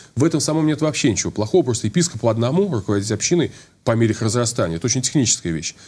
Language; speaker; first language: Russian; native; Russian